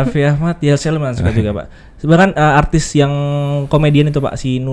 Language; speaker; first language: Indonesian; native; Indonesian